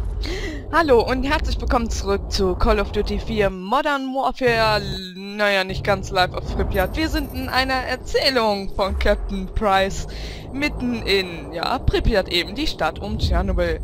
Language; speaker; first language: German; native; German